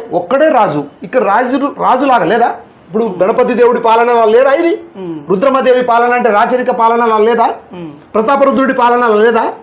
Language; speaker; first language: Telugu; native; Telugu